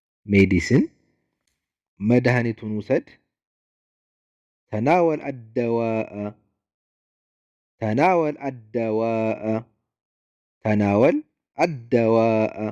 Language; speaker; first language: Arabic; non-native, fluent; Amharic